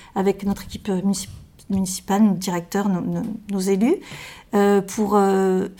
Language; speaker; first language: French; native; French